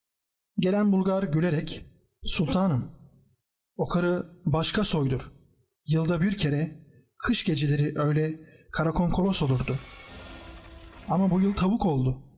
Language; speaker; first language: Turkish; native; Turkish